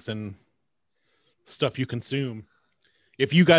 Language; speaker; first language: English; native; English